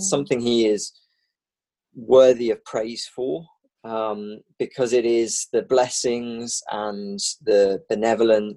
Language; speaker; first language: English; native; English